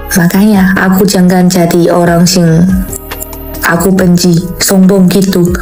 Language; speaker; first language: Indonesian; non-native, fluent; Chinese